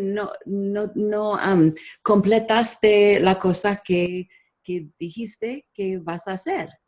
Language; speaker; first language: Spanish; non-native, learner; English